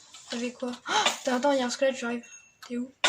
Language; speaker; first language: French; native; French